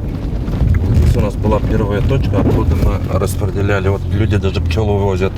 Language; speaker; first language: Russian; native; Russian